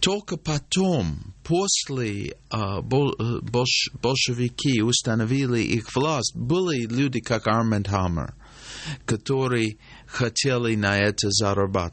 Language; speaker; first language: Russian; non-native, fluent; English